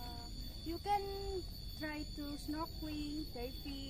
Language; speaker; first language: English; non-native, learner; Indonesian